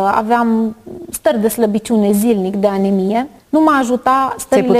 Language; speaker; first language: Romanian; native; Romanian